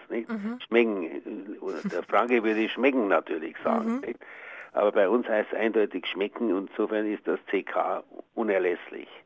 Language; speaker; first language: German; native; German